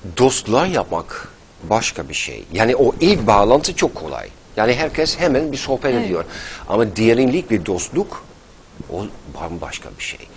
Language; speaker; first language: Turkish; non-native, fluent; Dutch